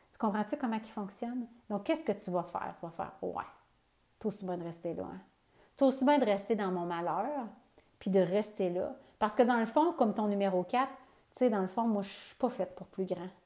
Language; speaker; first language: French; native; French